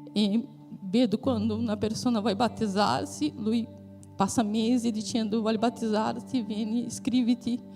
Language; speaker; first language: Italian; non-native, fluent; Portuguese